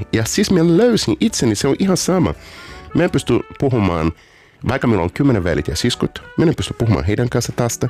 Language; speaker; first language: Finnish; non-native, fluent; Portuguese